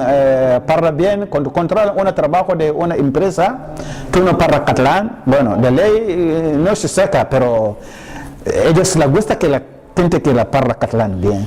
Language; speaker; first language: Spanish; non-native, learner; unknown